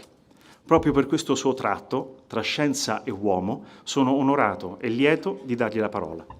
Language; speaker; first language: Italian; native; Italian